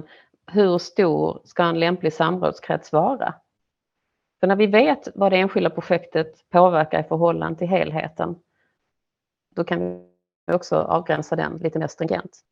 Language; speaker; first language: Swedish; native; Swedish